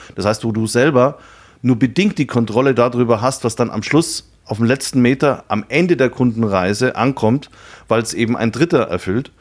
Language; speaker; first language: German; native; German